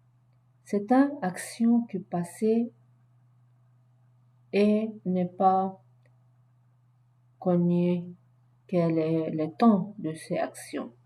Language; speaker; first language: French; non-native, fluent; Arabic